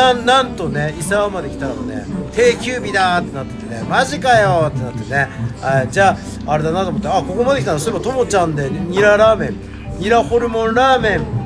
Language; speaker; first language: Japanese; native; Japanese